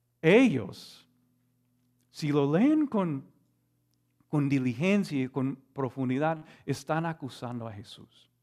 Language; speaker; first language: Spanish; non-native, fluent; English